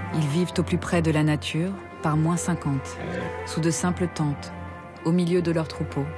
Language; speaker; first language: French; non-native, fluent; Russian